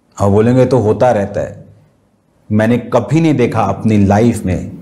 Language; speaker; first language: Hindi; native; Hindi